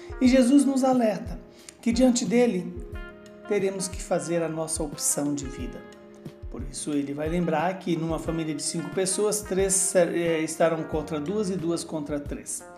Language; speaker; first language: Portuguese; native; Portuguese